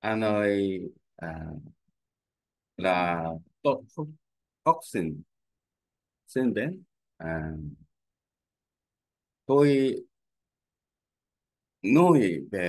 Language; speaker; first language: Vietnamese; non-native, learner; Korean